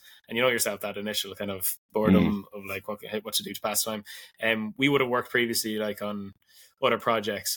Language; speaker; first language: English; native; English